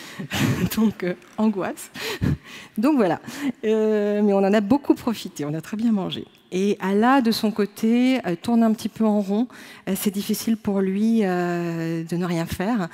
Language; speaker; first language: French; native; French